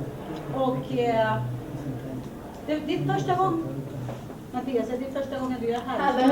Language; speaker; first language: Swedish; early bilingual, other home language; Spanish